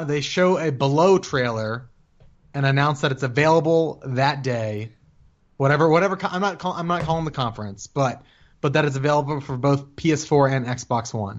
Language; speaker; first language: English; native; English